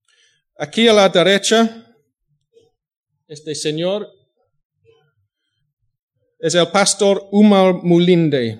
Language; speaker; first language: Spanish; non-native, fluent; English